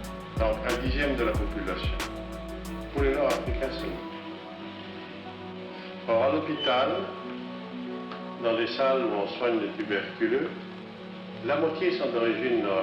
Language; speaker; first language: French; native; French